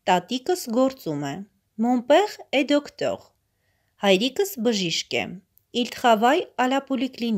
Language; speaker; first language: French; non-native, fluent; Armenian